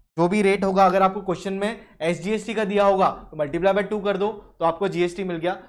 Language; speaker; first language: Hindi; native; Hindi